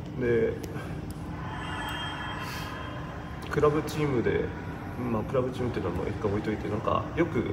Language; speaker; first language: Japanese; native; Japanese